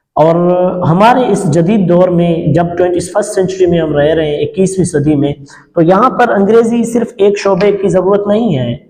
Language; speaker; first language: Urdu; non-native, local second language; Sindhi